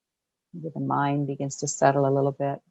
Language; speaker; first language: English; native; English